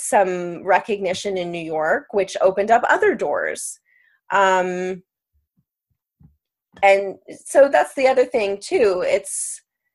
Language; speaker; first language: English; native; English